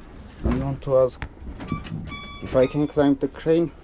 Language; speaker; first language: English; non-native, learner; Armenian